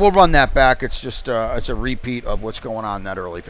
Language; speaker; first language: English; native; English